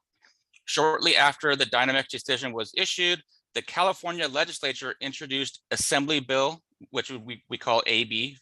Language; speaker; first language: English; native; English